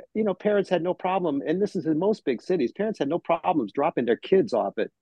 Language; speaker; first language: English; native; English